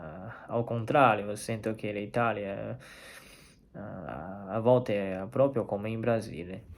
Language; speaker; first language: Italian; non-native, learner; Chinese